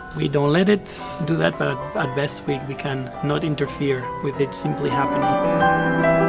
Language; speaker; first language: English; non-native, fluent; Spanish